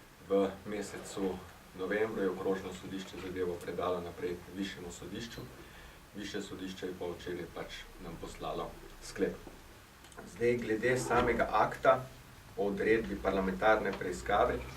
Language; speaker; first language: Slovenian; native; Slovenian